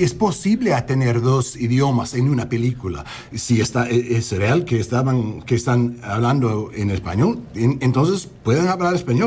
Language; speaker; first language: Spanish; non-native, learner; English